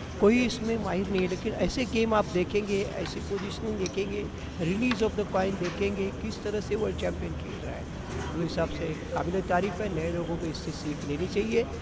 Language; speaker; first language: Hindi; non-native, local second language; Marathi